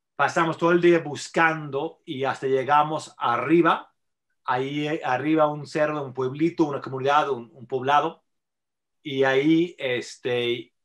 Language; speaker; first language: Spanish; non-native, fluent; English